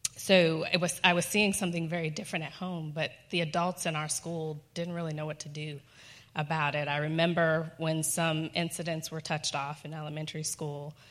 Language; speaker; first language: English; native; English